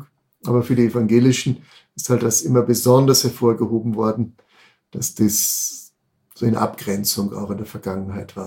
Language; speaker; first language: German; native; German